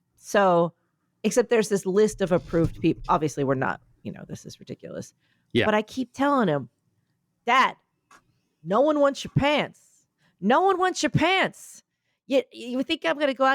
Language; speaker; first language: English; native; English